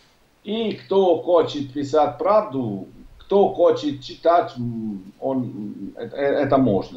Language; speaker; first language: Russian; non-native, learner; Italian